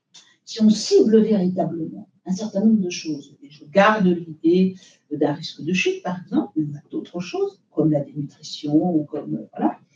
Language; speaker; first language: French; native; French